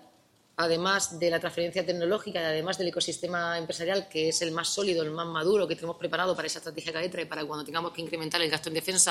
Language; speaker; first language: Spanish; native; Spanish